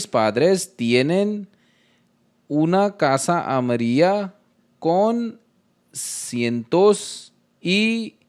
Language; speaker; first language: Spanish; non-native, learner; Hindi